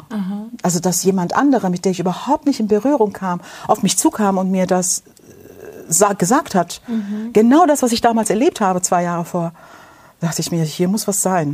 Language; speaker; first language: German; non-native, fluent; Turkish